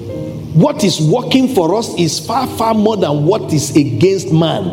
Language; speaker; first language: English; non-native, local second language; Yoruba